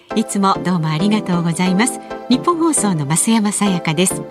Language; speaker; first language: Japanese; early bilingual, other home language; Chinese